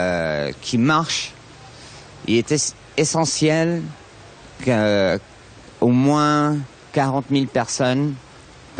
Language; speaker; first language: French; non-native, fluent; English